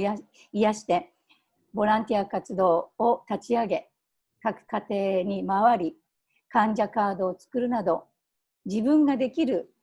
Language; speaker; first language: Japanese; native; Japanese